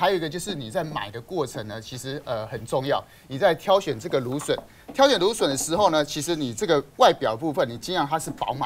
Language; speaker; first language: Chinese; native; Chinese